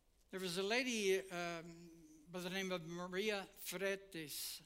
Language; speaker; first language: English; native; English